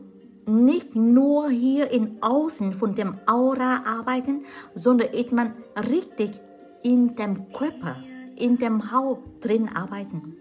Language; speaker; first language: German; non-native, fluent; Vietnamese